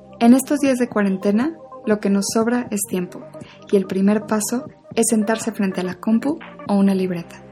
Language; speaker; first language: Spanish; native; Spanish